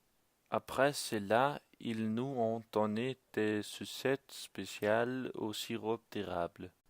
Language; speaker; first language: French; non-native, learner; Danish